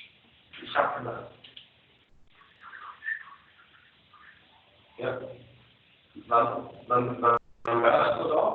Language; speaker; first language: German; non-native, fluent; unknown